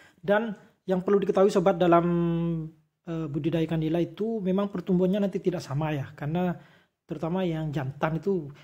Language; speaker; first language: Indonesian; non-native, local second language; Javanese